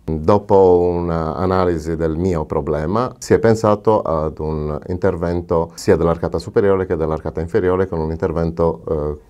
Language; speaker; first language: Italian; native; Italian